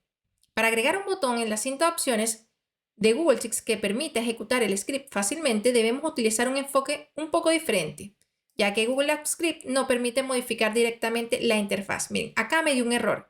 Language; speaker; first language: Spanish; native; Spanish